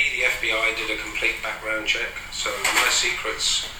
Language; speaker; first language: English; native; English